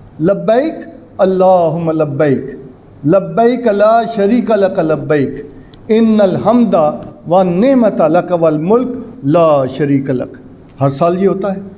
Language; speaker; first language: Urdu; non-native, local second language; Punjabi